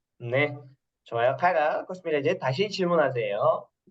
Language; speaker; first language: Korean; non-native, fluent; Kyrgyz